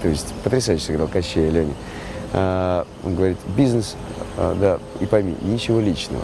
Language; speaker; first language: Russian; native; Russian